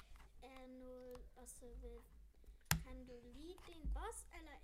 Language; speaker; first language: Danish; non-native, local second language; German